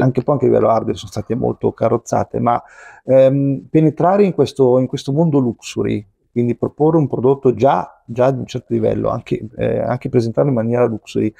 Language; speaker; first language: Italian; native; Italian